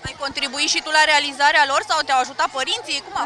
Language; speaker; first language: Romanian; native; Romanian